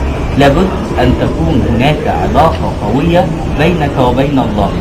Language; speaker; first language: Arabic; native; Arabic